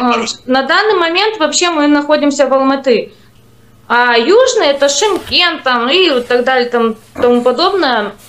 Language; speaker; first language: Russian; native; Russian